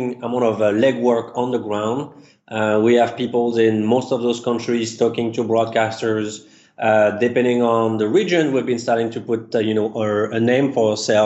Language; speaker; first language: English; non-native, fluent; French